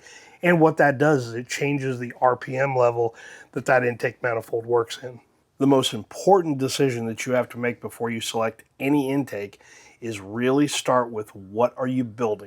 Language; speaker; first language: English; native; English